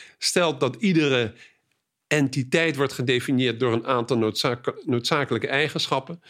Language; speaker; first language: Dutch; native; Dutch